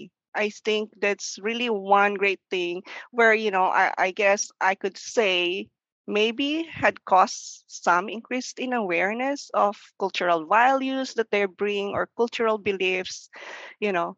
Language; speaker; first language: English; non-native, local second language; Filipino